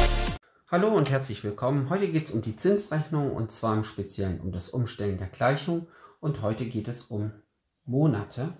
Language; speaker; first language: German; native; German